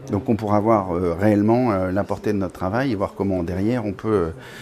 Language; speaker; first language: French; native; French